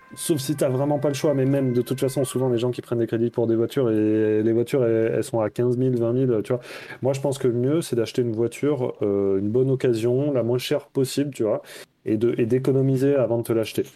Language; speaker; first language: French; native; French